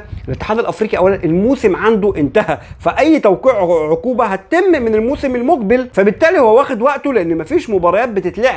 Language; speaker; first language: Arabic; native; Arabic